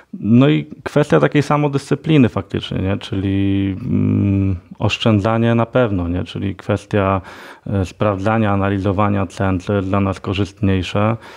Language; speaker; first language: Polish; native; Polish